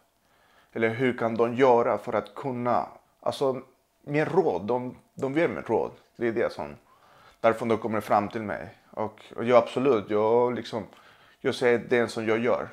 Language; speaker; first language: Swedish; non-native, fluent; Spanish